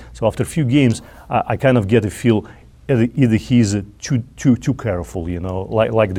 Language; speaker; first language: English; non-native, fluent; Russian